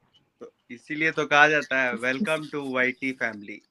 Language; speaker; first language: Hindi; native; Hindi